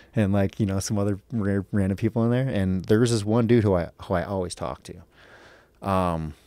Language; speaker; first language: English; native; English